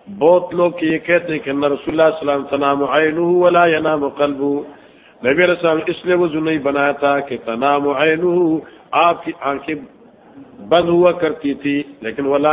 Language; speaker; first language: Urdu; non-native, local second language; Northern Hindko